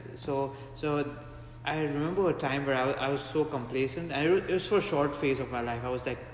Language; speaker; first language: English; non-native, local second language; Gujarati